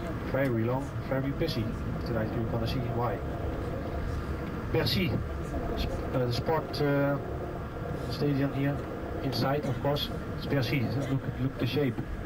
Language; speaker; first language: English; non-native, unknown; Dutch